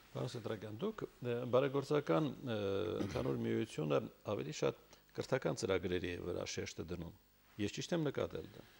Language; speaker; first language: Armenian; native; Armenian